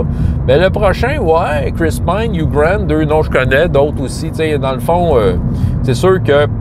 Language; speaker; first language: French; native; French